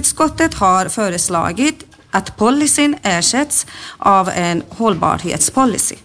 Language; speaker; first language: Swedish; native; Swedish